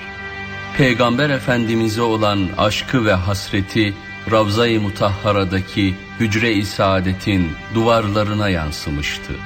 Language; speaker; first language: Turkish; native; Turkish